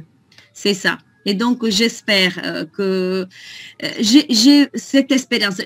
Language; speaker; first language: French; non-native, fluent; Italian